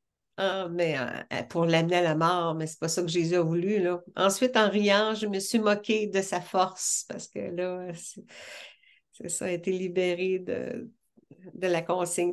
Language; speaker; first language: French; native; French